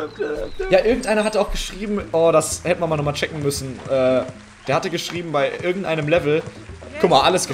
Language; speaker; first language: German; native; German